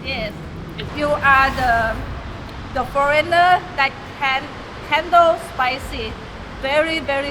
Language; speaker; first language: English; non-native, fluent; Thai